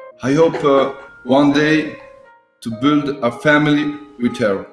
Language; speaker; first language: English; non-native, learner; Italian